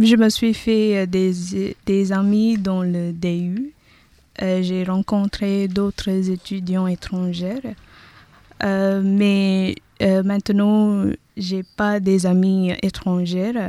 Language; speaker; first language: French; non-native, learner; Tamil